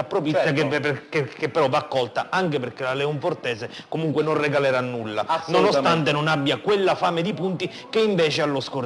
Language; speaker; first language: Italian; native; Italian